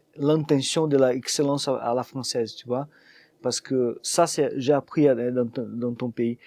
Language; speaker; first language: French; non-native, fluent; Portuguese